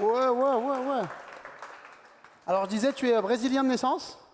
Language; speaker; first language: French; native; French